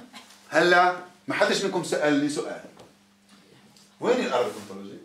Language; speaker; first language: Arabic; native; Arabic